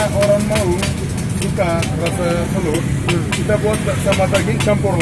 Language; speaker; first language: Indonesian; non-native, fluent; Turkish